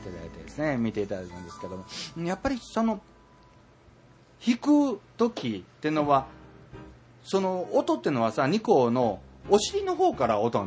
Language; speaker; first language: Japanese; native; Japanese